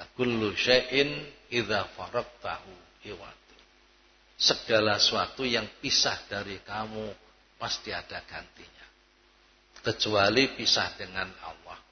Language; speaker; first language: Indonesian; native; Indonesian